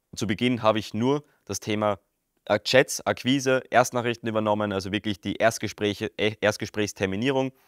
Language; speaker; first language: German; native; German